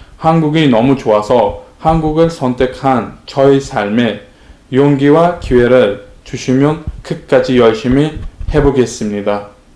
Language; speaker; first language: Korean; non-native, learner; Uzbek